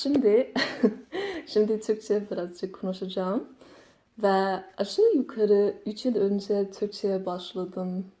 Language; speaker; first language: Turkish; non-native, learner; English